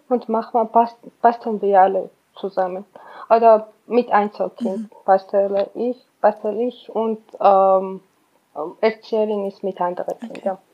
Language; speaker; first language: German; non-native, learner; Georgian